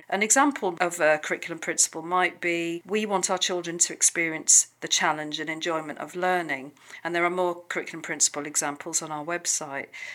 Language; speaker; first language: English; native; English